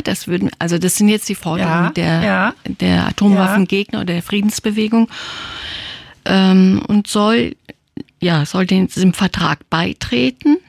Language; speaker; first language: German; native; German